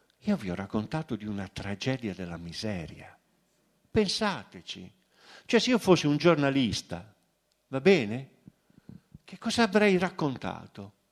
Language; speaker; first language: Italian; native; Italian